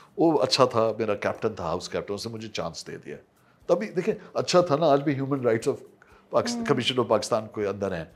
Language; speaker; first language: Urdu; native; Urdu